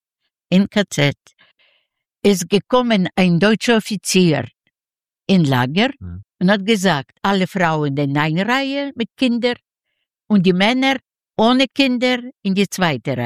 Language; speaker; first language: German; non-native, learner; Yiddish